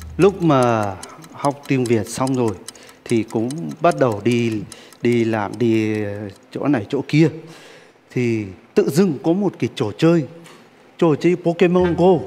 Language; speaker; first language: Vietnamese; non-native, fluent; Turkish